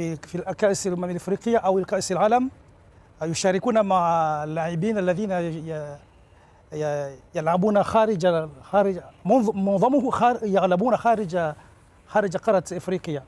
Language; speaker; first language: Arabic; non-native, local second language; Comorian